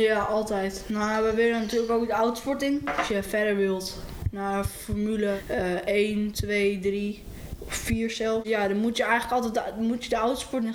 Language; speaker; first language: Dutch; native; Dutch